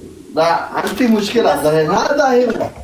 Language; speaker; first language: Arabic; non-native, learner; Oromo